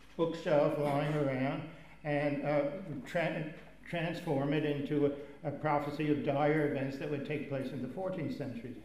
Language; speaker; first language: English; native; English